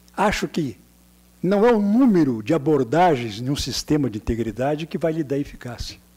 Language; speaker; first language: Portuguese; native; Portuguese